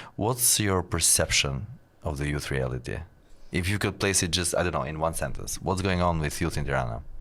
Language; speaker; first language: English; non-native, fluent; Albanian